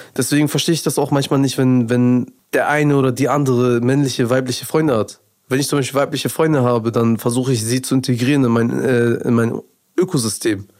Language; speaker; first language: German; early bilingual, other home language; Persian